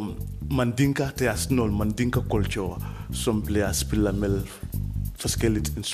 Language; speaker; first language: Danish; non-native, fluent; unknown